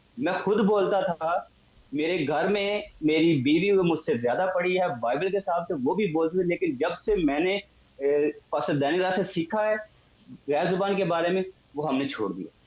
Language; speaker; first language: Urdu; non-native, local second language; Punjabi